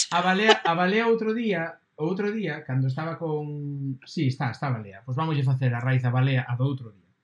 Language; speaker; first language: Galician; non-native, local second language; Spanish